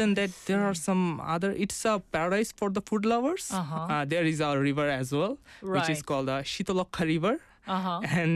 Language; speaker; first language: English; non-native, local second language; Bangla